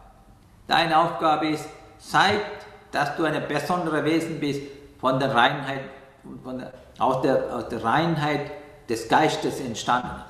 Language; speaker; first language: German; non-native, learner; Sinhala